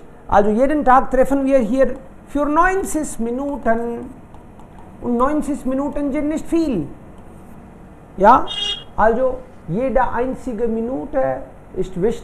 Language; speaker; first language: German; non-native, fluent; Hindi